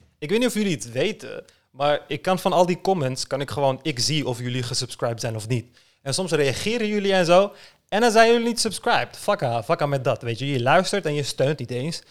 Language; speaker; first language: Dutch; early bilingual, other home language; Turkish